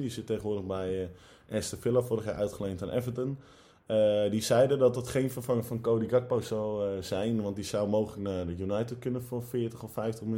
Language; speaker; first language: Dutch; native; Dutch